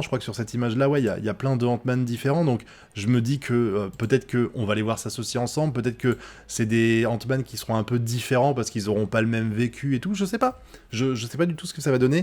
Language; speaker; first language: French; native; French